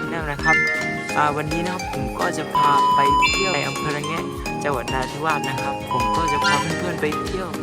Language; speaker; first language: Thai; non-native, local second language; Malay